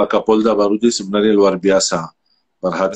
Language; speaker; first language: Indonesian; non-native, fluent; Arabic